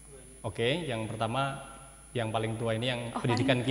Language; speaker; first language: Indonesian; native; Indonesian